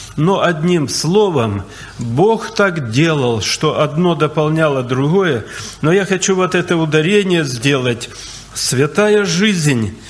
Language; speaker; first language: Russian; native; Russian